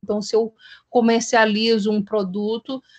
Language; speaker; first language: Portuguese; native; Portuguese